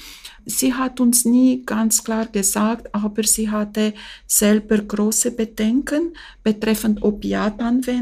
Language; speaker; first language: German; non-native, fluent; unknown